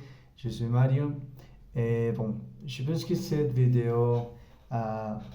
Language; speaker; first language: French; non-native, learner; Spanish